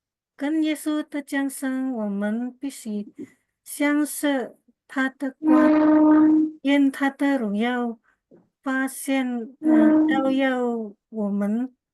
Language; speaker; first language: Chinese; non-native, learner; Indonesian